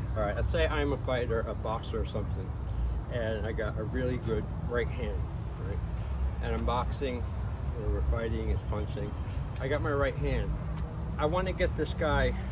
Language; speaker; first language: English; native; English